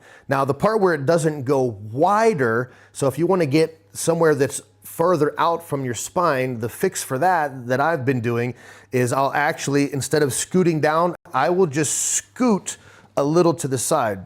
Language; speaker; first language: English; native; English